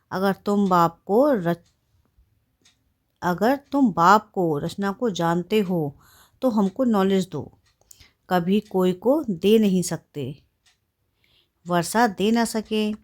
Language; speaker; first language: Hindi; native; Hindi